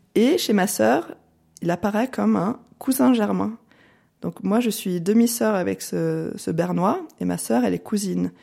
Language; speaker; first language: French; native; French